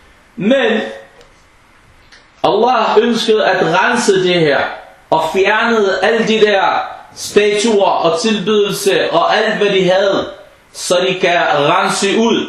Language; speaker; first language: Danish; non-native, fluent; Arabic